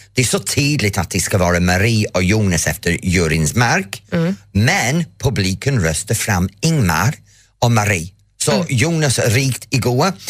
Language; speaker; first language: Swedish; non-native, fluent; English